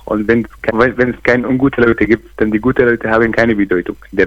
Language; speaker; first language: German; non-native, learner; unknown